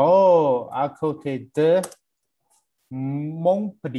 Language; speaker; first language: French; non-native, learner; English